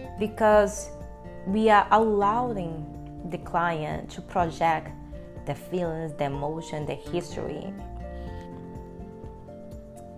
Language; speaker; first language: English; non-native, fluent; Portuguese